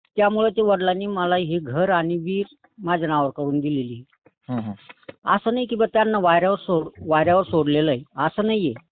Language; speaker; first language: Marathi; native; Marathi